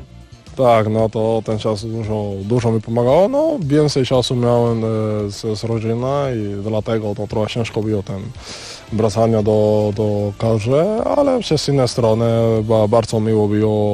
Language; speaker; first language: Polish; non-native, learner; Spanish